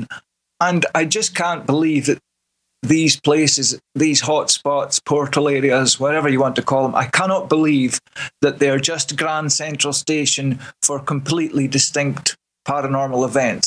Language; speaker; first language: English; native; English